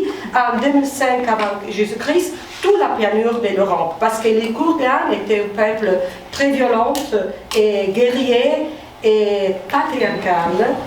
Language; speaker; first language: French; non-native, fluent; Italian